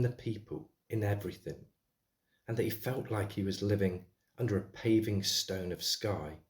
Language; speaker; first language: English; native; English